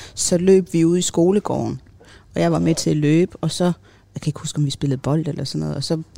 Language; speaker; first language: Danish; early bilingual, other home language; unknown